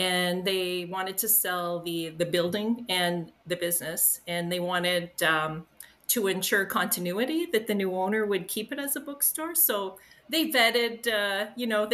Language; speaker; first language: English; native; English